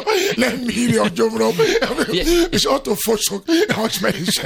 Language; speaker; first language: Hungarian; non-native, fluent; Yoruba